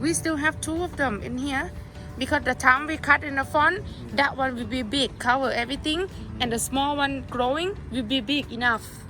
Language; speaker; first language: English; non-native, learner; Thai